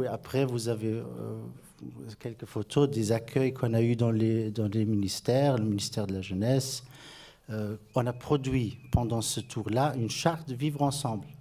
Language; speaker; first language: French; non-native, fluent; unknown